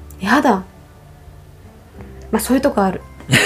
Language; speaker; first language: Japanese; native; Japanese